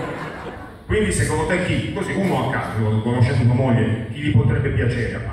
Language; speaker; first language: Italian; native; Italian